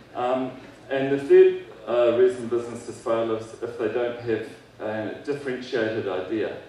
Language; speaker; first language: English; native; English